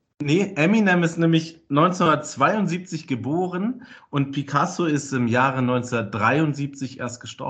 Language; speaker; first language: German; native; German